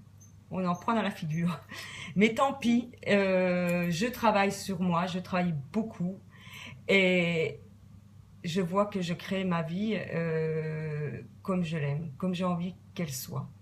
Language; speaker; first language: French; native; French